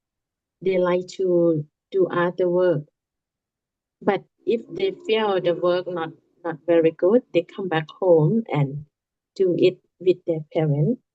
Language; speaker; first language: English; non-native, learner; Lao